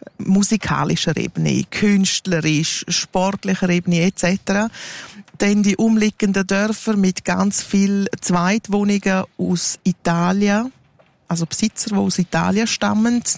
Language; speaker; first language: German; non-native, local second language; Romansh